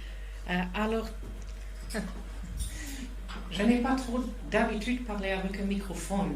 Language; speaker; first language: French; non-native, fluent; German